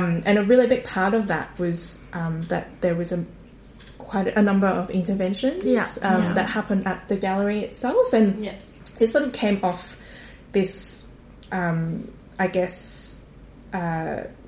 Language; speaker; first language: English; non-native, local second language; Cantonese